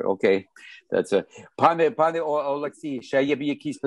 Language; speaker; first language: Ukrainian; early bilingual, heritage; Ukrainian